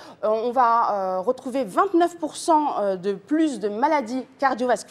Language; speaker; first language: French; native; French